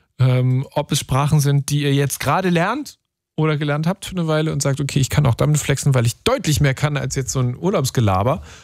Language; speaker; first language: German; native; German